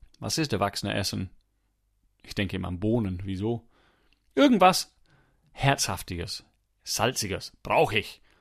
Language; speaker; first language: German; non-native, fluent; English